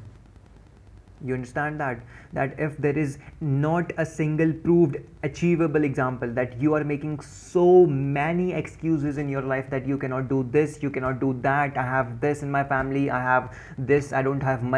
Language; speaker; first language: English; non-native, local second language; Hindi